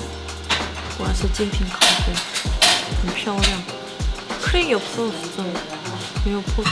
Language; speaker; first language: Chinese; non-native, fluent; Korean